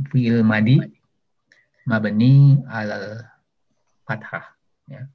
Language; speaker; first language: Arabic; non-native, learner; Indonesian